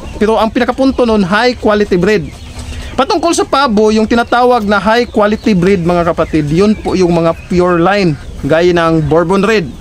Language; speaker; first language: Filipino; non-native, local second language; Cebuano